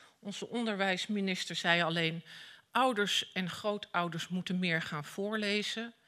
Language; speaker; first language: Dutch; native; Dutch